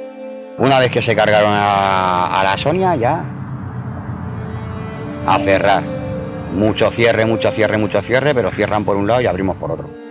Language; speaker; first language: Spanish; native; Spanish